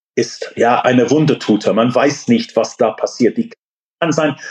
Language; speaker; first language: German; non-native, fluent; English